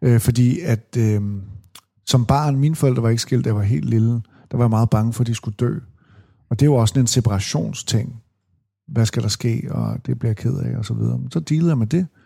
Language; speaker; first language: Danish; native; Danish